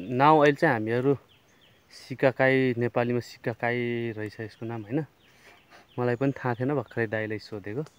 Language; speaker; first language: Nepali; non-native, local second language; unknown